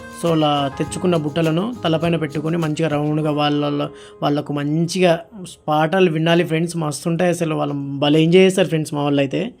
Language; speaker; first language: Telugu; non-native, local second language; Lambadi